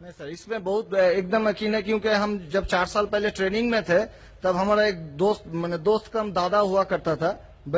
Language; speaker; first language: Hindi; non-native, local second language; Bangla